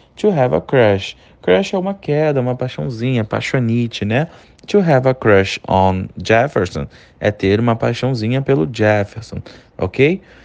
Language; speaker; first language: Portuguese; native; Portuguese